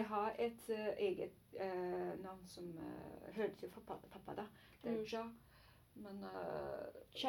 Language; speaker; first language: Norwegian; non-native, learner; Chinese